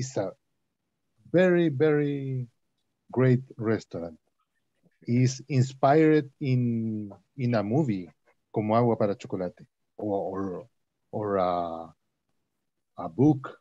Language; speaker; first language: English; non-native, learner; Spanish